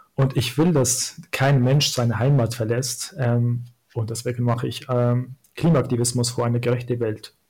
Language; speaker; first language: German; non-native, fluent; Kurdish